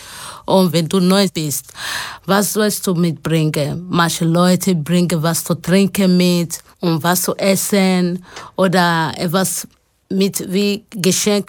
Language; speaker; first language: German; non-native, learner; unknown